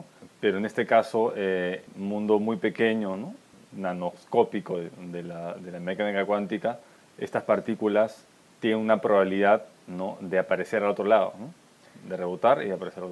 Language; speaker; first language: Spanish; native; Spanish